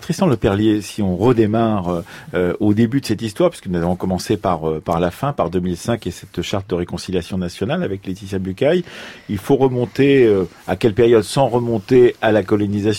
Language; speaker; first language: French; native; French